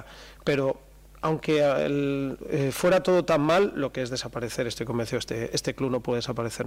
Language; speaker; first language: Spanish; native; Spanish